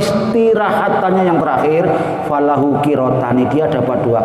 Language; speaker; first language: Indonesian; non-native, local second language; Javanese